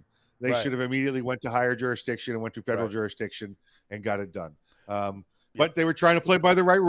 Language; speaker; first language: English; native; English